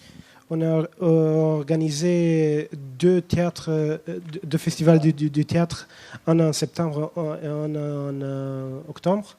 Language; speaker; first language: French; non-native, fluent; Romanian